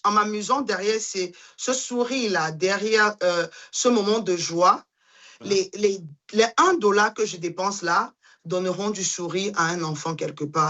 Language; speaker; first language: French; non-native, local second language; Duala